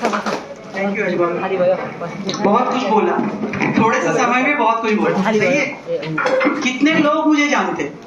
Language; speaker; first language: Hindi; native; Hindi